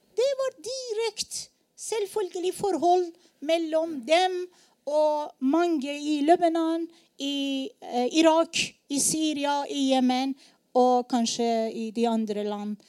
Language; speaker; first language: Norwegian; non-native, learner; Persian